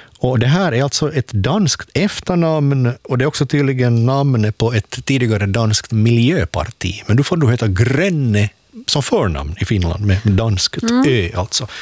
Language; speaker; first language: Swedish; native; Swedish